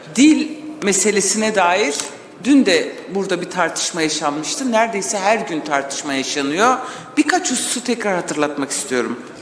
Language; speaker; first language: Turkish; non-native, local second language; Kurdish